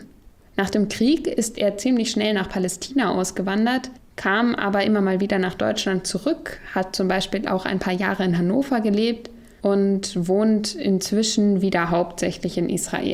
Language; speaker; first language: German; native; German